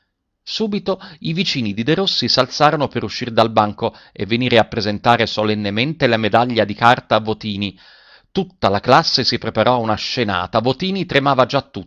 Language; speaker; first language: Italian; native; Italian